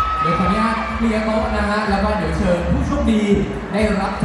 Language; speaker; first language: Thai; native; Thai